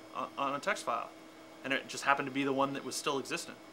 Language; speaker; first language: English; native; English